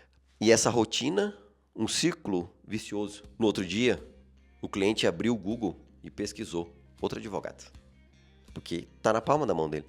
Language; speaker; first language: Portuguese; native; Portuguese